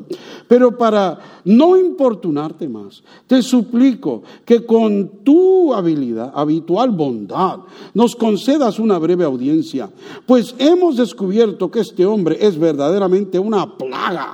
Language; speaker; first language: Spanish; native; Spanish